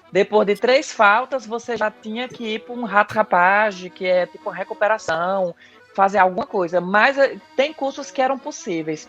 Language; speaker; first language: Portuguese; native; Portuguese